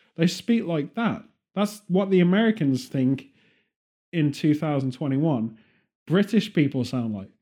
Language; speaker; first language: English; native; English